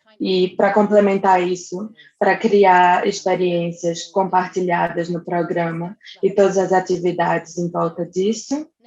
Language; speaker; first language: Portuguese; non-native, fluent; English